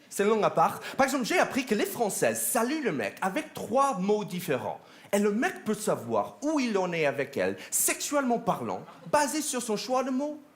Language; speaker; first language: French; non-native, fluent; English